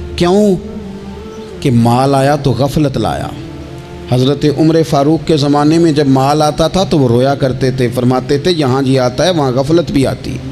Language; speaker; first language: Urdu; non-native, local second language; Punjabi